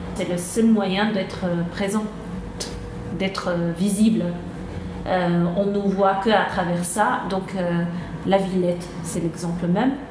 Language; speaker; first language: French; non-native, local second language; Arabic